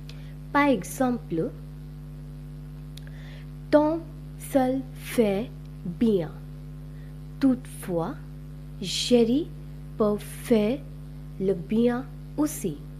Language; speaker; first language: French; non-native, learner; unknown